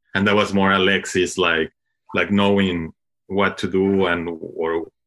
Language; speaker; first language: English; non-native, fluent; Spanish